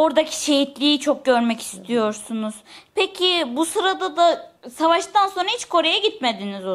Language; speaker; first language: Turkish; native; Turkish